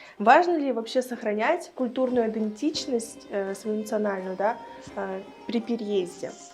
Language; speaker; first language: Russian; native; Russian